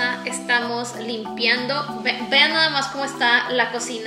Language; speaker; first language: Spanish; native; Spanish